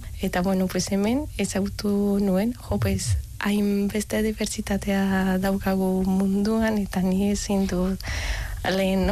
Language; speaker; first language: Basque; non-native, learner; Spanish